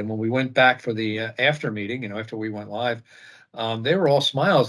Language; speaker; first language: English; native; English